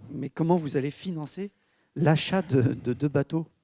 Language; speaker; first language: French; native; French